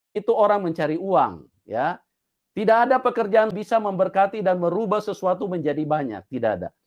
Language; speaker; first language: Indonesian; non-native, local second language; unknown